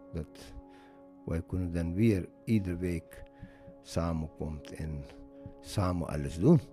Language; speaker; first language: Dutch; non-native, learner; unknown